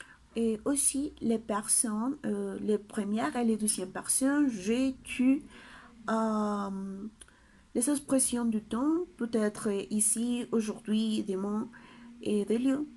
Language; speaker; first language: French; non-native, learner; Spanish